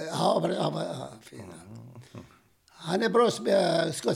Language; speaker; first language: Swedish; non-native, fluent; Arabic